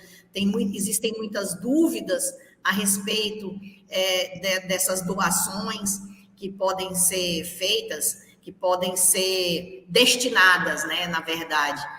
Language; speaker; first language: Portuguese; native; Portuguese